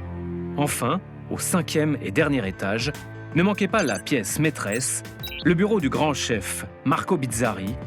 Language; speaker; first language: French; native; French